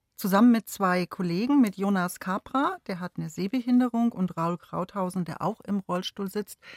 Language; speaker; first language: German; native; German